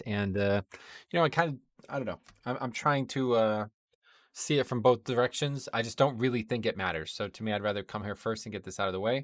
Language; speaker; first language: English; native; English